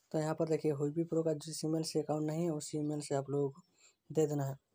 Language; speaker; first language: Hindi; native; Hindi